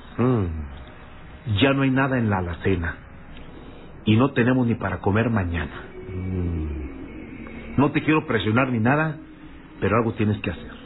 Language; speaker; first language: Spanish; native; Spanish